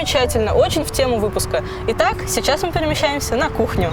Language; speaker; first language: Russian; native; Russian